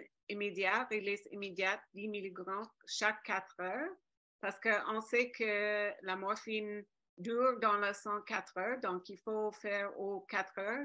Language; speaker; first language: French; non-native, fluent; English